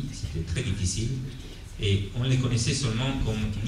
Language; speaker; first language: French; non-native, fluent; Italian